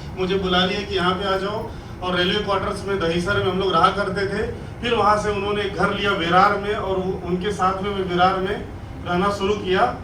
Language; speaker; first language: Hindi; native; Hindi